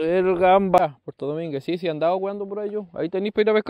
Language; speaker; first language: Spanish; native; Spanish